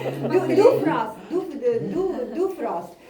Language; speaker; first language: French; non-native, learner; Russian